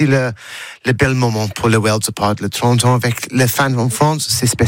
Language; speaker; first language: French; non-native, learner; English